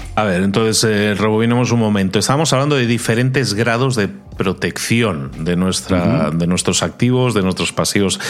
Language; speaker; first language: Spanish; native; Spanish